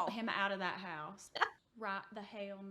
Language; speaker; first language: English; native; English